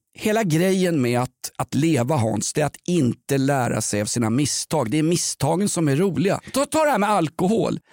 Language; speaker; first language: Swedish; native; Swedish